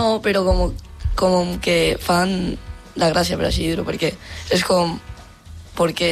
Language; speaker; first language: Catalan; non-native, local second language; Spanish